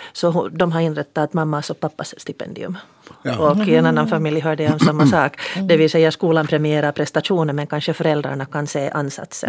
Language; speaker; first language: Swedish; native; Swedish